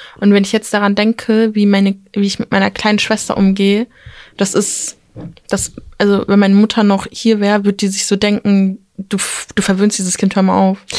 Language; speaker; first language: German; early bilingual, other home language; Turkish